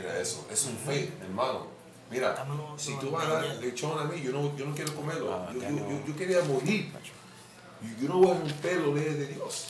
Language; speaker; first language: Spanish; non-native, fluent; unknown